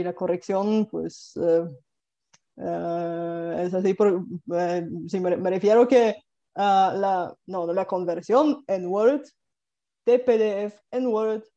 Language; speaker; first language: Spanish; non-native, fluent; Bulgarian